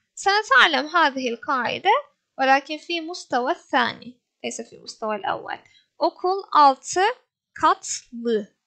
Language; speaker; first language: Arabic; non-native, fluent; Turkish